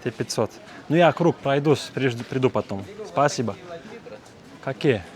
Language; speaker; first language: Russian; non-native, fluent; Lithuanian